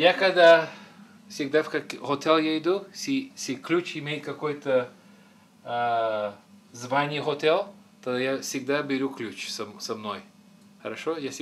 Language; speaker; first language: Russian; early bilingual, heritage; Russian